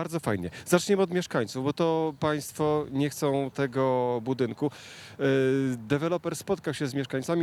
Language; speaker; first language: Polish; native; Polish